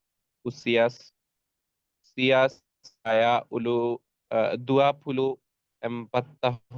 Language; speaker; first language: Indonesian; non-native, learner; Bangla